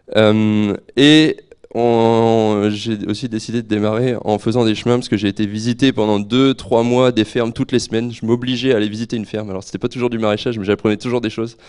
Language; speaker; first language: French; native; French